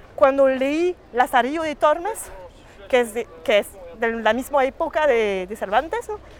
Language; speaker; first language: Spanish; non-native, fluent; French